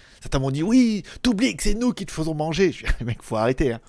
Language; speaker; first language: French; native; French